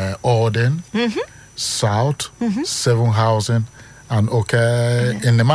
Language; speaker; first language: Dutch; non-native, learner; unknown